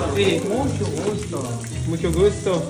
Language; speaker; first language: Spanish; non-native, learner; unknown